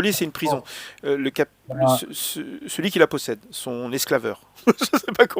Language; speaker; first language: French; native; French